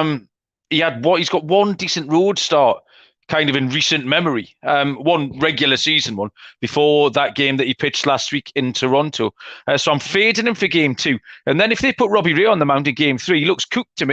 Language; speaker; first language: English; native; English